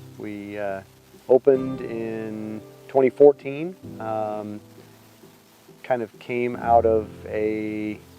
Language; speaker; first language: English; native; English